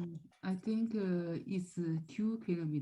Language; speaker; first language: English; non-native, learner; Chinese